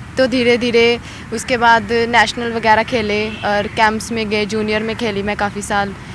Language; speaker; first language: Hindi; native; Hindi